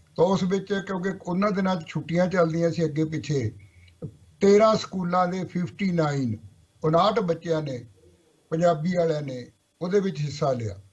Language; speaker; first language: Punjabi; native; Punjabi